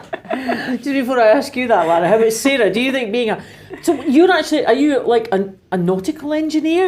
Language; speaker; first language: English; native; English